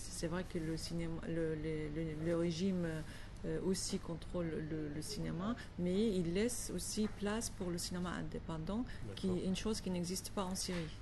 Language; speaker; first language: French; non-native, fluent; Arabic